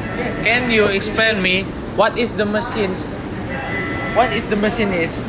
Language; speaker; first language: English; non-native, learner; Indonesian